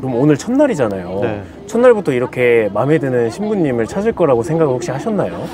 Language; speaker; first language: Korean; native; Korean